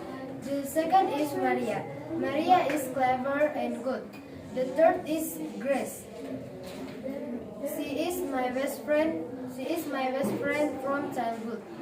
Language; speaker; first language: English; non-native, learner; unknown